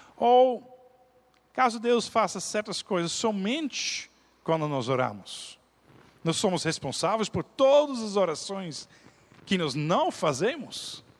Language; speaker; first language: Portuguese; non-native, fluent; Dutch